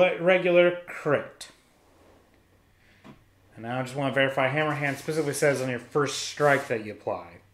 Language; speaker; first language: English; native; English